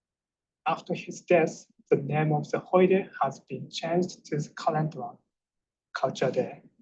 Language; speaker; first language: English; non-native, fluent; Japanese